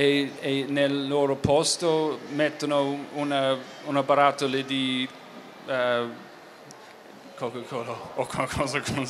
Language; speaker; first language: Italian; non-native, fluent; English